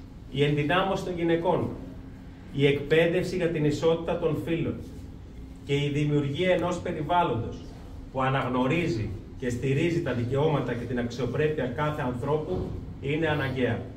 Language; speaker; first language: Greek; native; Greek